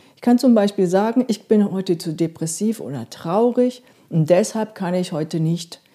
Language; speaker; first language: German; non-native, fluent; Korean